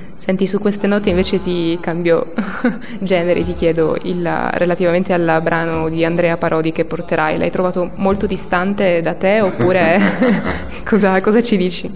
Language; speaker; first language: Italian; native; Italian